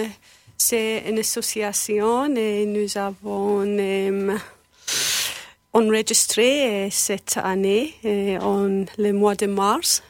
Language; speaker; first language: French; non-native, learner; English